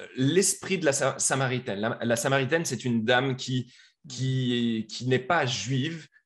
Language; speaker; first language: French; native; French